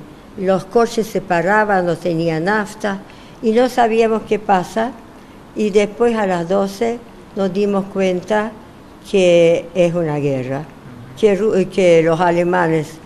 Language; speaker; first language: Spanish; non-native, fluent; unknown